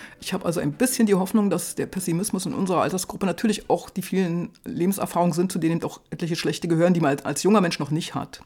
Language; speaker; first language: German; native; German